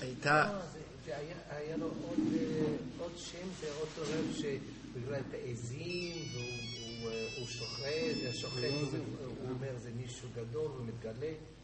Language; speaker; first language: Hebrew; non-native, fluent; English